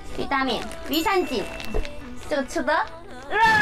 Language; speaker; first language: Chinese; non-native, fluent; Korean